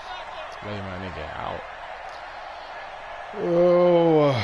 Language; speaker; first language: English; native; English